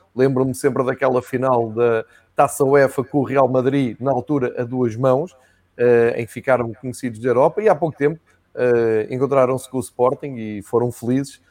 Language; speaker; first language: Portuguese; native; Portuguese